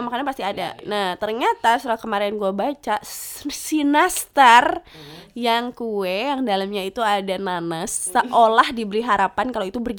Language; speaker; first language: Indonesian; native; Indonesian